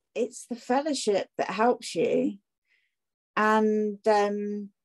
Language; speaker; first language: English; native; English